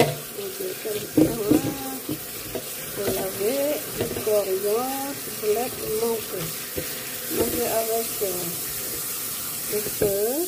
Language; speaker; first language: French; non-native, learner; Hmong